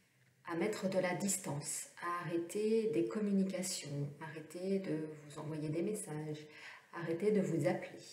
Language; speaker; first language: French; native; French